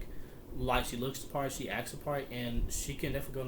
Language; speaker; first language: English; native; English